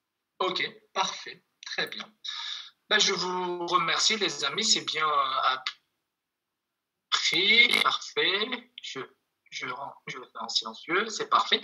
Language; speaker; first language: French; non-native, fluent; Kurdish